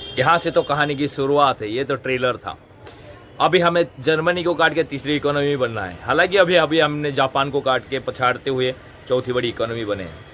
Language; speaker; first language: Hindi; native; Hindi